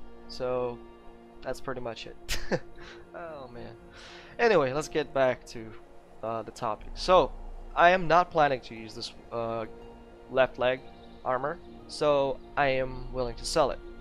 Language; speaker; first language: English; non-native, fluent; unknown